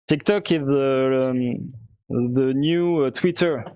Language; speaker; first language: English; non-native, learner; French